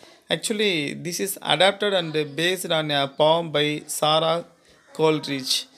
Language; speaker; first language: English; non-native, local second language; Tamil